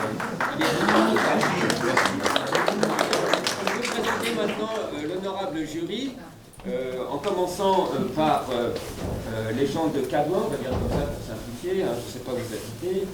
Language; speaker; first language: French; native; French